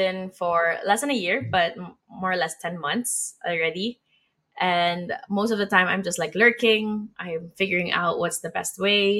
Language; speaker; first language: English; non-native, local second language; Filipino